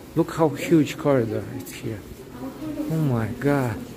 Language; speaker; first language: English; non-native, learner; Romanian